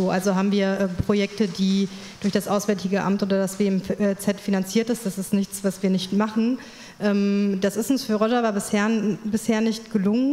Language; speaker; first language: German; native; German